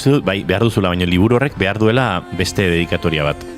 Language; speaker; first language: Basque; native; Basque